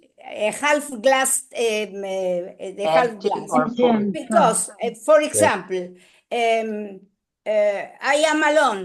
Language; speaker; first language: English; non-native, learner; Spanish